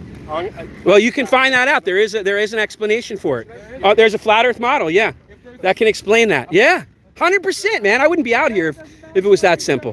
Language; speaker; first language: English; native; English